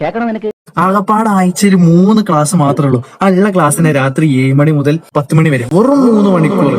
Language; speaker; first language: Malayalam; native; Malayalam